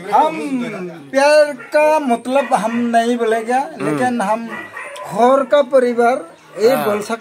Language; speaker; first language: Hindi; non-native, local second language; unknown